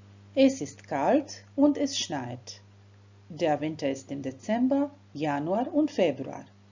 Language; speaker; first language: German; non-native, fluent; Croatian